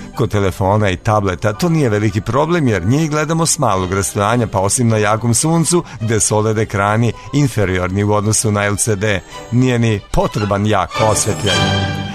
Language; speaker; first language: Serbian; native; Serbian